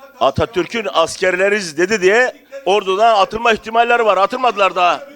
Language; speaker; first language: Turkish; native; Turkish